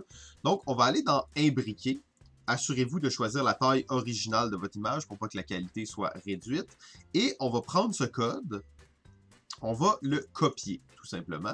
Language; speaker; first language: French; native; French